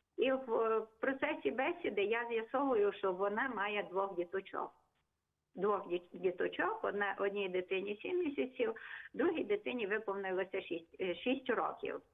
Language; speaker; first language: Ukrainian; non-native, local second language; Hungarian